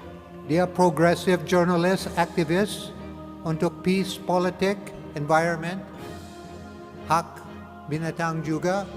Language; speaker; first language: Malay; non-native, fluent; English